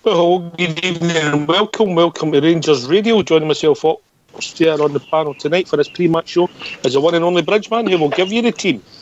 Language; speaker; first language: English; native; English